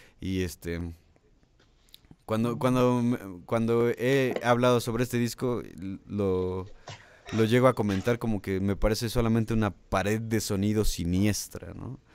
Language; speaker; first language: Spanish; native; Spanish